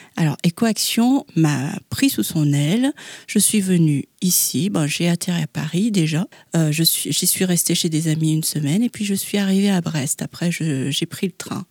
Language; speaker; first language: French; non-native, local second language; Malagasy